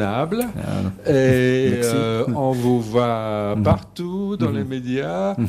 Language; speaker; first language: French; non-native, fluent; Serbian